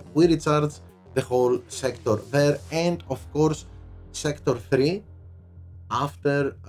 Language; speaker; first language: English; non-native, fluent; Greek